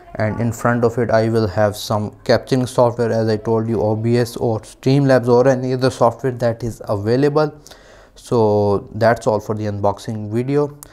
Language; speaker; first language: English; non-native, local second language; Urdu